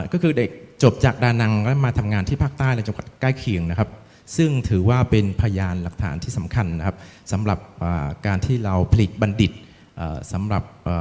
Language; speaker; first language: Thai; non-native, fluent; Vietnamese